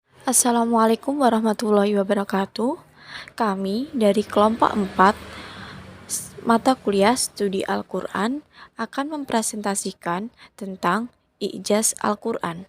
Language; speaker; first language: Indonesian; native; Indonesian